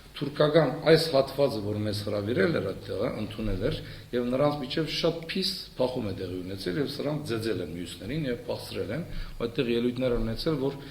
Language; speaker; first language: Armenian; early bilingual, heritage; Armenian